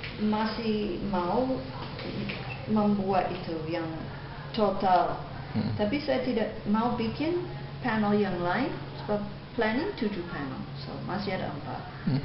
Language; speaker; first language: Indonesian; non-native, fluent; English